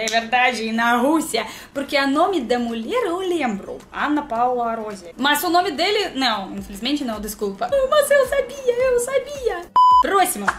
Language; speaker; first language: Portuguese; non-native, learner; Russian